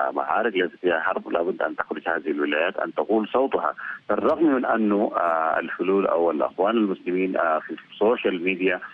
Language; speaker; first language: Arabic; native; Arabic